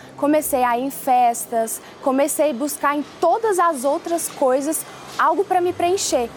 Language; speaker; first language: Portuguese; early bilingual, other home language; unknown